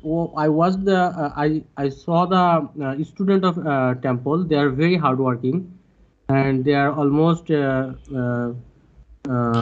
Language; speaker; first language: English; non-native, learner; Bangla